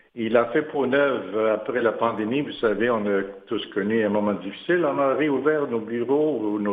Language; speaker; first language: French; native; French